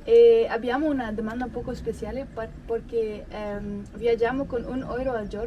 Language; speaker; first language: Italian; non-native, learner; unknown